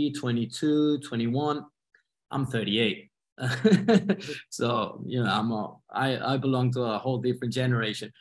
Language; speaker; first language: English; non-native, fluent; Spanish